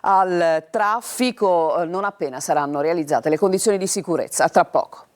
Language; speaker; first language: Italian; native; Italian